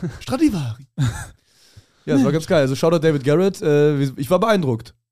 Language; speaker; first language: German; native; German